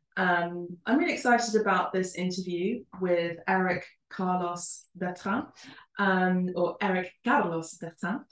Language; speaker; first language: English; early bilingual, other home language; Spanish